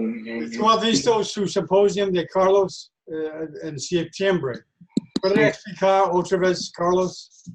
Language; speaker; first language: Spanish; non-native, learner; English